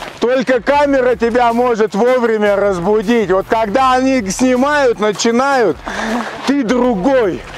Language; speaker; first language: Russian; native; Russian